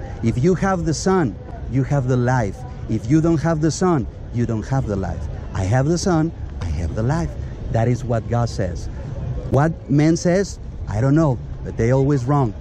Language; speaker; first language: English; non-native, fluent; Spanish